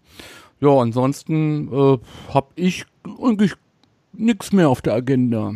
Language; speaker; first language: German; native; German